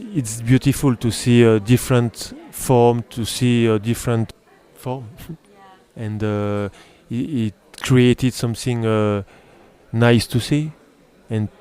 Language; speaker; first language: English; non-native, learner; French